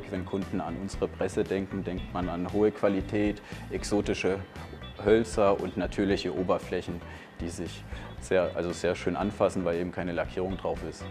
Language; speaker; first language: German; native; German